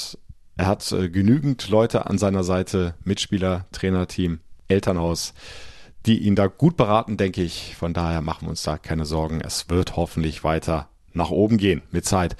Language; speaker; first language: German; native; German